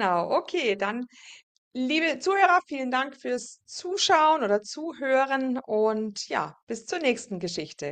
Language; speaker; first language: German; native; German